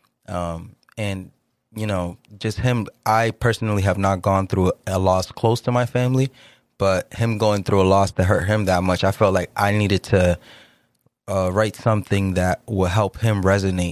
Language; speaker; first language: English; early bilingual, other home language; Spanish